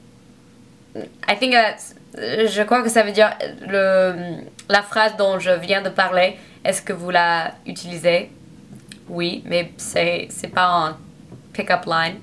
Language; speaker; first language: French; non-native, learner; English